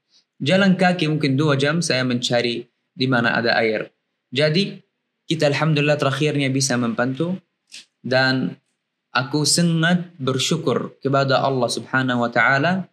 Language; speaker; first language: Indonesian; non-native, learner; Arabic